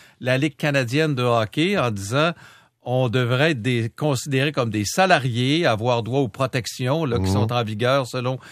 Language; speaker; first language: French; native; French